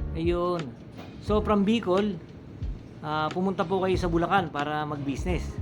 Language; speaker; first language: Filipino; native; Filipino